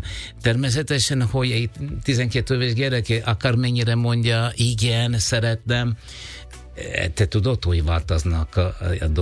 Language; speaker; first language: Hungarian; non-native, learner; Italian